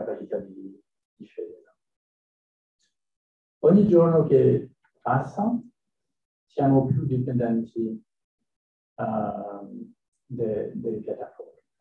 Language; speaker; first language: Italian; non-native, learner; French